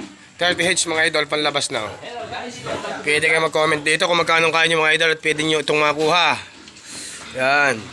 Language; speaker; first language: Filipino; native; Filipino